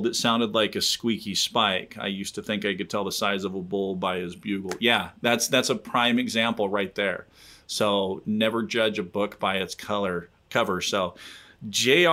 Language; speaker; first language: English; native; English